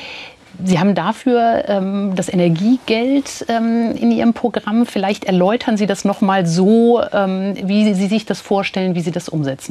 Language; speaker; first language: German; native; German